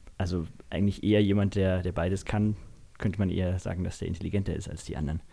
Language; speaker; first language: German; native; German